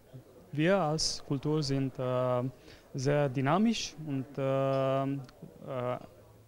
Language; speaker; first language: German; non-native, fluent; Romanian